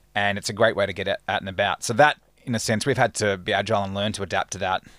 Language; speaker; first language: English; native; English